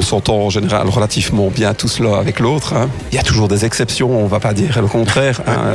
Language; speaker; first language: French; native; French